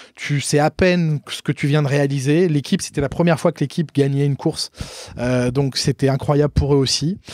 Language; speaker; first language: French; native; French